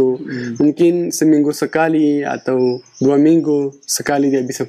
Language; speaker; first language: Indonesian; non-native, fluent; Pashto